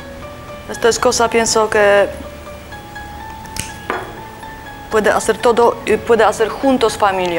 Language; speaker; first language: Spanish; non-native, learner; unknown